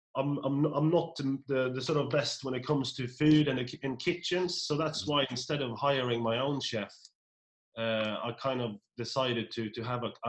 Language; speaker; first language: English; non-native, fluent; Norwegian